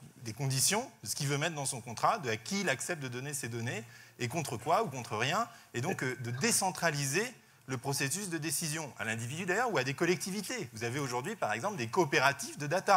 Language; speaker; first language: French; native; French